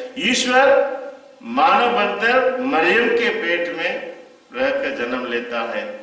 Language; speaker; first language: Hindi; non-native, local second language; Tamil